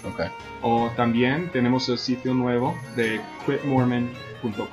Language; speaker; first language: Spanish; non-native, fluent; English